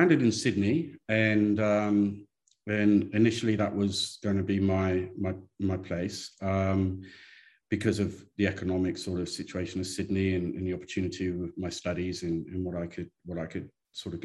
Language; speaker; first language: English; native; English